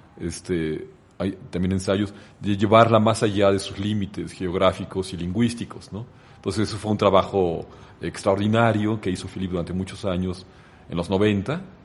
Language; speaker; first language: Spanish; native; Spanish